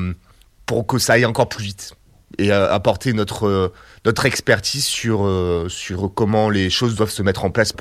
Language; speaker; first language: French; native; French